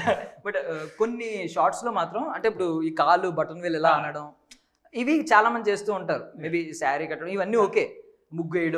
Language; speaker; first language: Telugu; native; Telugu